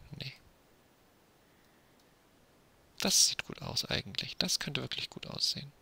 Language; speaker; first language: German; native; German